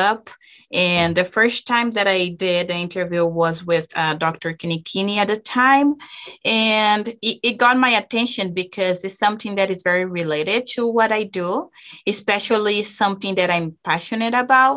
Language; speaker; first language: English; non-native, fluent; Portuguese